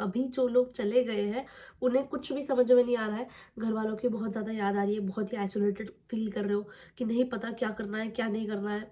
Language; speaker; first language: Hindi; non-native, local second language; Marathi